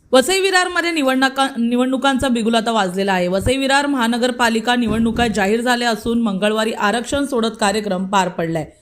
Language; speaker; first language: Marathi; native; Marathi